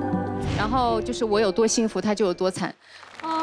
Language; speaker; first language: Chinese; native; Chinese